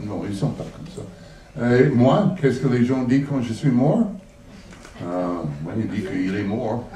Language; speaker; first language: French; non-native, learner; English